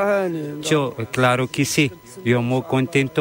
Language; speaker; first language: Spanish; non-native, learner; Arabic